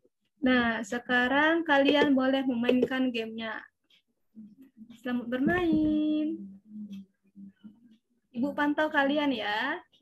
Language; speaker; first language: Indonesian; native; Indonesian